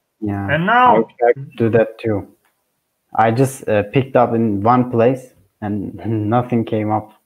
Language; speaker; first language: English; non-native, learner; Turkish